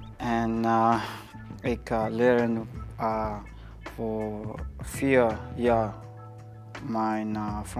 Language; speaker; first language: Dutch; non-native, learner; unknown